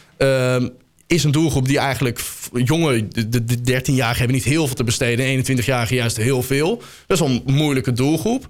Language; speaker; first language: Dutch; native; Dutch